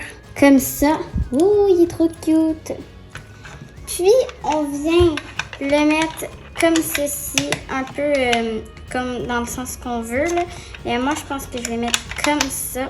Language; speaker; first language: French; native; French